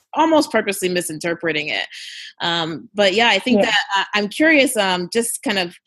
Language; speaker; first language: English; early bilingual, other home language; Yoruba